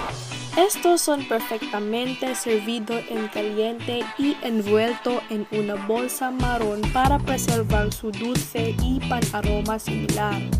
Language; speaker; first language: Spanish; non-native, learner; Filipino